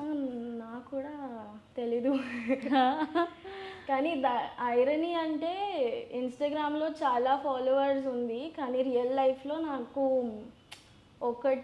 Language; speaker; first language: Telugu; non-native, learner; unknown